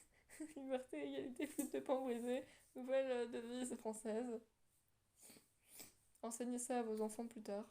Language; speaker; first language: French; native; French